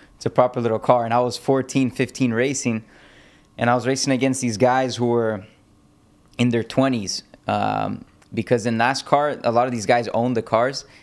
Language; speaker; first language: English; native; English